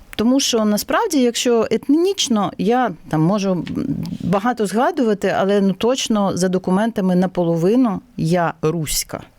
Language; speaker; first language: Ukrainian; non-native, local second language; Russian